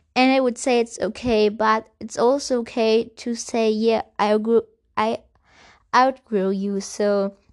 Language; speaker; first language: English; non-native, fluent; German